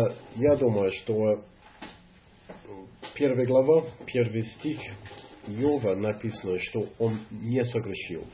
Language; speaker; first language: Russian; non-native, fluent; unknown